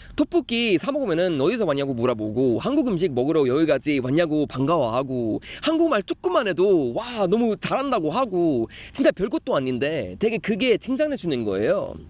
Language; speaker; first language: Korean; non-native, fluent; Swedish